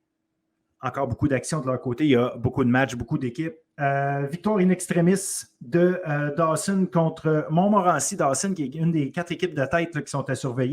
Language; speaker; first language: French; native; French